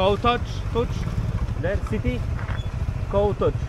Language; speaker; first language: English; non-native, learner; French